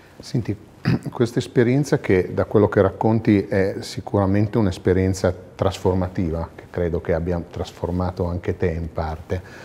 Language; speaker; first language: Italian; native; Italian